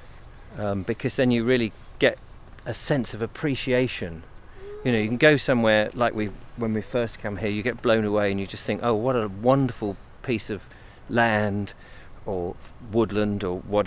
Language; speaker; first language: English; native; English